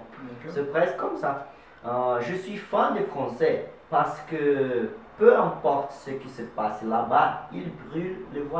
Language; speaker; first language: French; non-native, learner; Portuguese